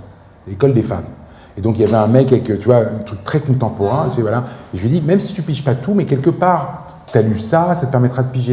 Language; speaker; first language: French; native; French